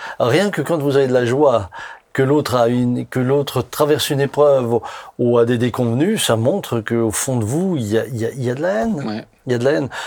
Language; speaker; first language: French; native; French